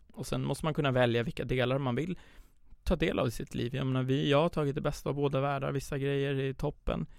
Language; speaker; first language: Swedish; early bilingual, other home language; Persian